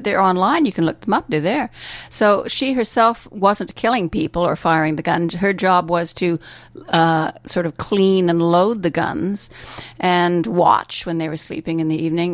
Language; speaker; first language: English; native; English